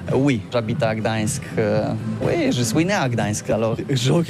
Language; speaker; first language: French; non-native, learner; Polish